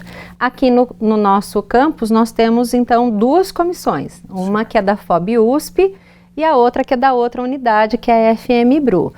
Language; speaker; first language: Portuguese; native; Portuguese